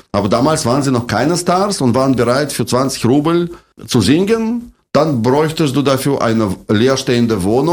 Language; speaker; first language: German; non-native, fluent; Russian